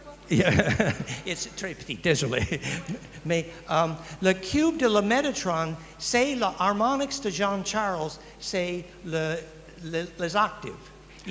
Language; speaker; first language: French; non-native, learner; English